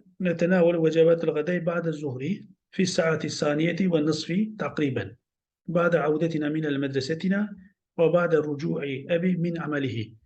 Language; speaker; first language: Arabic; non-native, fluent; Turkish